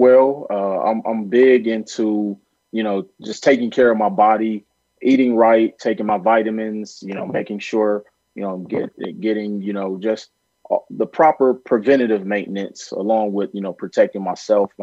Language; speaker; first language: English; native; English